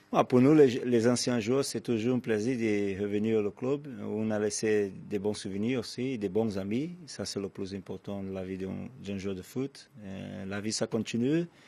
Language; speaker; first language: French; non-native, fluent; Portuguese